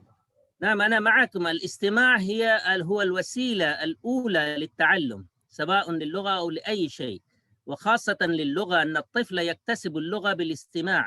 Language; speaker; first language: Arabic; non-native, fluent; Urdu